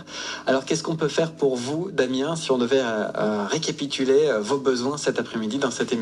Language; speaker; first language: French; native; French